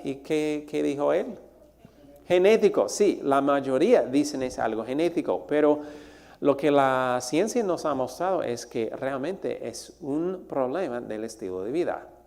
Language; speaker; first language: Spanish; non-native, fluent; English